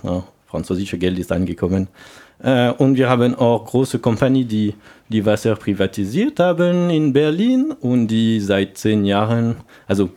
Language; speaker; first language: German; non-native, learner; French